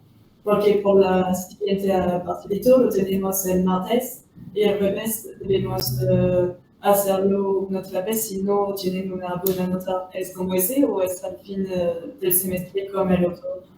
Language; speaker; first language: Spanish; non-native, learner; French